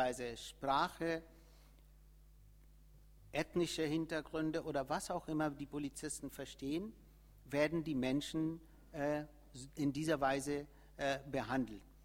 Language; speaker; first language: German; non-native, fluent; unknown